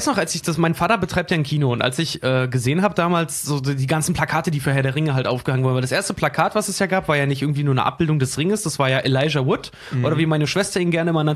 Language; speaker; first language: German; native; German